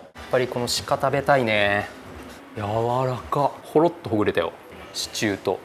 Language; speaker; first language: Japanese; native; Japanese